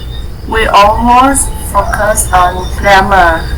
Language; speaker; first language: English; non-native, learner; Vietnamese